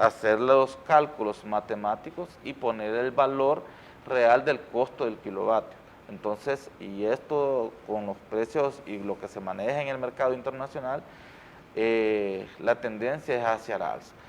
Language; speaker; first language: Spanish; native; Spanish